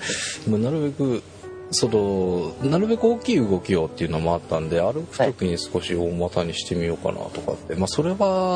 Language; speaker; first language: Japanese; native; Japanese